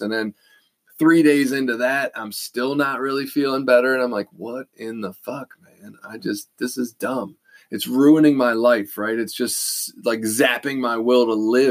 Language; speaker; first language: English; native; English